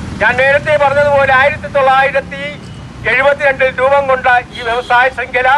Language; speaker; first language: Malayalam; native; Malayalam